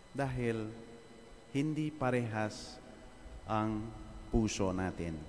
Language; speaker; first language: Filipino; non-native, fluent; Indonesian